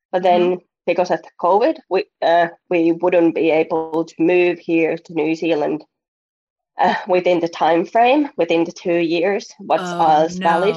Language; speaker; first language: English; non-native, fluent; Finnish